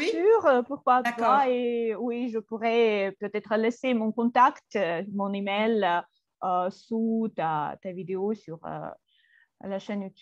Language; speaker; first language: French; non-native, fluent; Russian